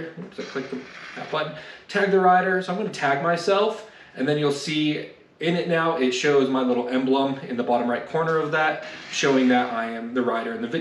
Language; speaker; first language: English; native; English